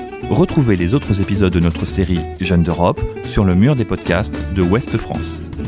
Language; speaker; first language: French; native; French